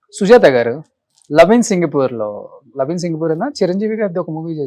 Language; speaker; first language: Telugu; native; Telugu